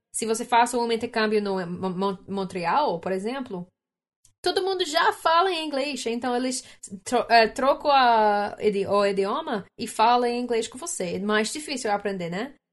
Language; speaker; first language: Portuguese; non-native, learner; English